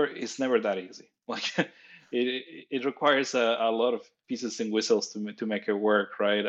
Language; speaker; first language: English; non-native, fluent; Spanish